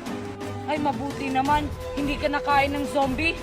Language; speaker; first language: Filipino; native; Filipino